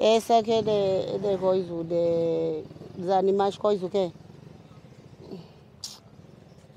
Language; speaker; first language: Portuguese; non-native, local second language; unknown